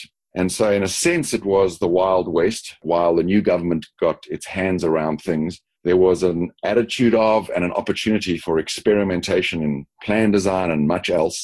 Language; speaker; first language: English; native; English